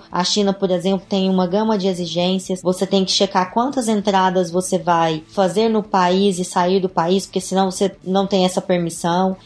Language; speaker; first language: Portuguese; native; Portuguese